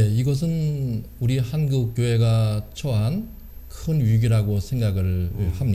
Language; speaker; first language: Korean; native; Korean